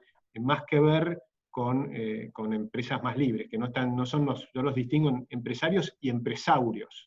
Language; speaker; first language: Spanish; native; Spanish